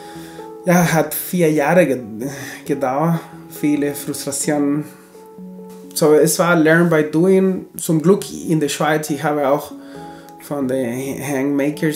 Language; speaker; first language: German; non-native, fluent; Spanish